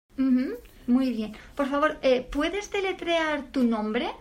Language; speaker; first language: Spanish; native; Spanish